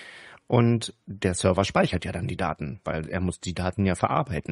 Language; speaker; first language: German; native; German